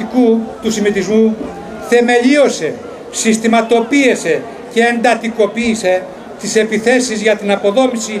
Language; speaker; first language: Greek; native; Greek